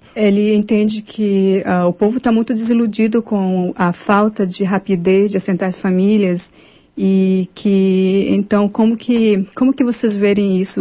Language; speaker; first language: Portuguese; native; Portuguese